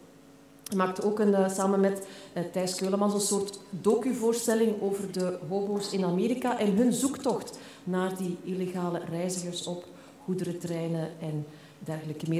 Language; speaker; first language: Dutch; native; Dutch